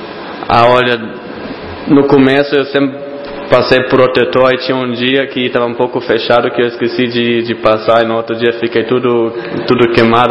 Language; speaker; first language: Portuguese; non-native, fluent; German